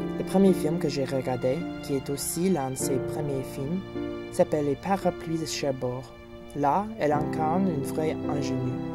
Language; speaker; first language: French; non-native, fluent; English